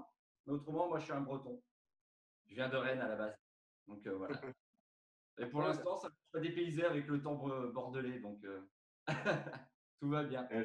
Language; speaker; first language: French; native; French